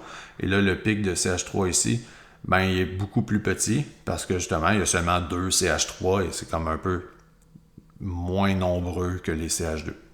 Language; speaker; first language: French; native; French